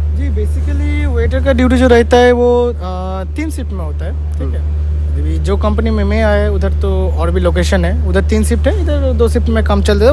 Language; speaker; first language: Hindi; non-native, local second language; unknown